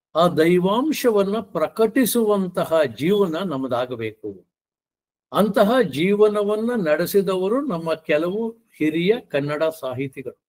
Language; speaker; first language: Kannada; non-native, local second language; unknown